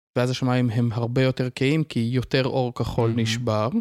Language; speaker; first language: Hebrew; native; Hebrew